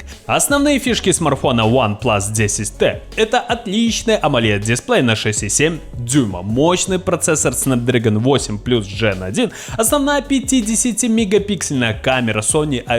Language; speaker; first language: Russian; native; Russian